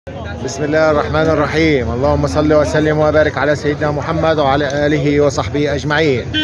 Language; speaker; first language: Arabic; native; Arabic